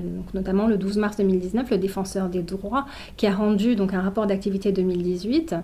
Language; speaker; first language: French; native; French